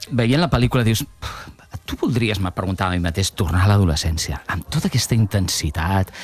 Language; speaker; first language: Catalan; native; Catalan